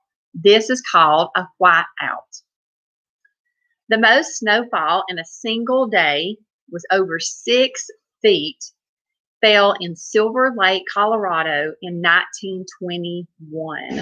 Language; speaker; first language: English; native; English